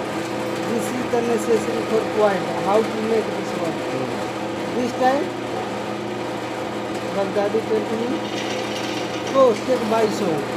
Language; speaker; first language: English; non-native, learner; Hindi